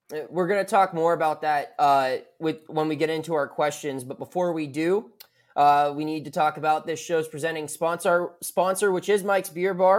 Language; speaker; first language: English; native; English